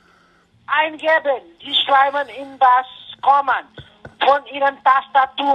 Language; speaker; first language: German; non-native, learner; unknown